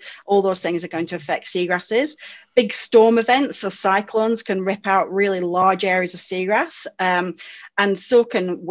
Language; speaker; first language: English; native; English